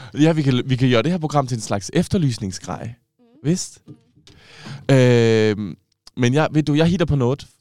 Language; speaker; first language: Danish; native; Danish